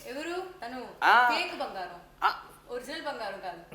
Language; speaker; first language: Telugu; non-native, learner; Tamil